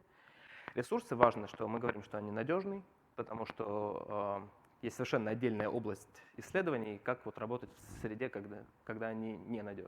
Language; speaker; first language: Russian; native; Russian